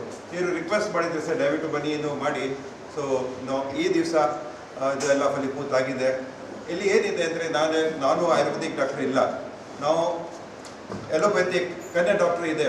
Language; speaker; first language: Kannada; non-native, fluent; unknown